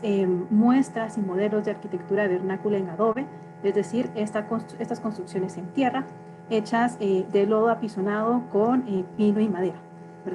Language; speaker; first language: Spanish; native; Spanish